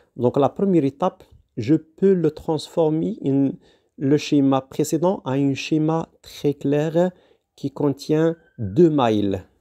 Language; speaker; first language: French; non-native, local second language; Arabic